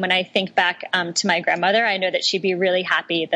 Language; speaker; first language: English; native; English